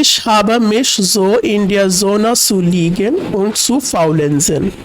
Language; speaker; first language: German; non-native, fluent; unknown